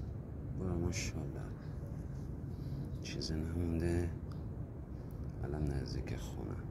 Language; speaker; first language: Persian; native; Persian